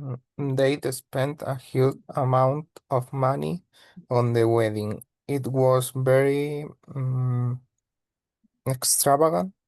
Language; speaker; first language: English; non-native, learner; Spanish